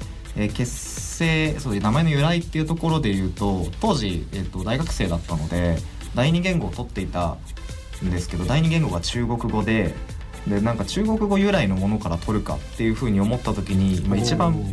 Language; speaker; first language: Japanese; native; Japanese